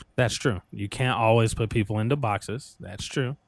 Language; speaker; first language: English; native; English